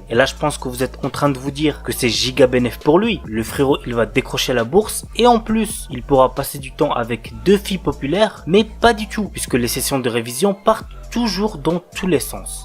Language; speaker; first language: French; native; French